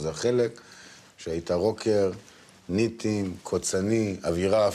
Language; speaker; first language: Hebrew; native; Hebrew